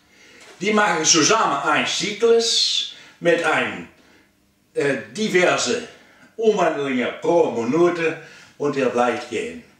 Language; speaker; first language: Dutch; non-native, learner; German